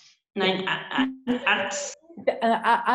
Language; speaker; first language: German; non-native, learner; Spanish